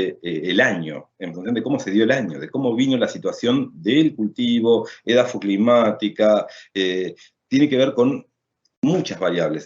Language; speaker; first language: Spanish; native; Spanish